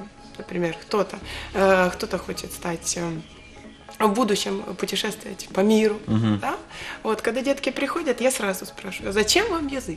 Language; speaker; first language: Russian; native; Russian